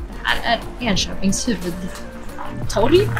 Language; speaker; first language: Swedish; non-native, fluent; Russian